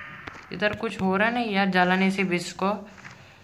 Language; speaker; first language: Hindi; native; Hindi